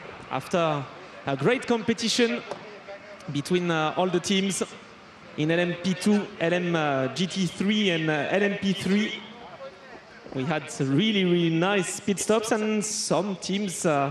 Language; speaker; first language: English; non-native, fluent; French